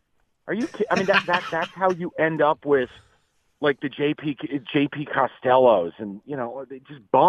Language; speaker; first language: English; native; English